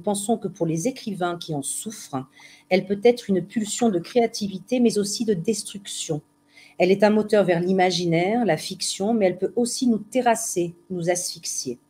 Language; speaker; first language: French; native; French